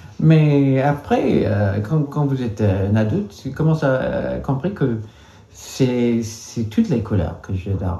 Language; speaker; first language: French; non-native, learner; English